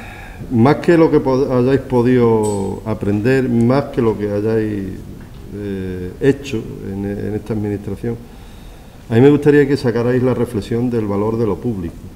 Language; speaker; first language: Spanish; native; Spanish